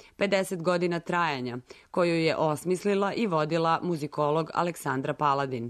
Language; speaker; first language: Serbian; native; Serbian